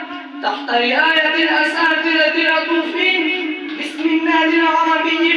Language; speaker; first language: Arabic; non-native, learner; Urdu